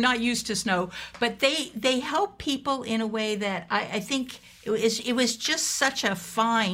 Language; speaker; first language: English; native; English